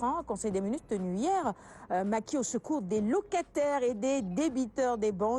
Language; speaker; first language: French; non-native, local second language; Wolof